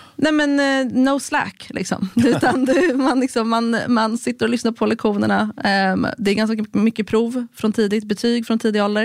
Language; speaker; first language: Swedish; early bilingual, other home language; French